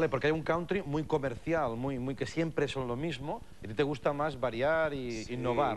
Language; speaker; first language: Spanish; non-native, local second language; Catalan